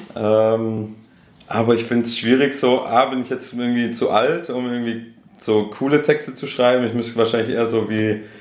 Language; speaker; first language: German; native; German